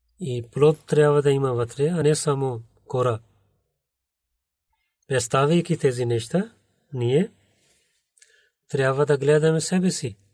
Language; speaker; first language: Bulgarian; non-native, learner; Urdu